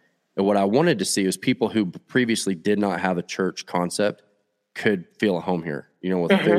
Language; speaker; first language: English; native; English